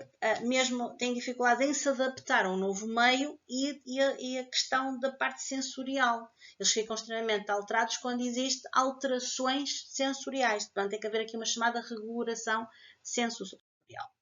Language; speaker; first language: Portuguese; native; Portuguese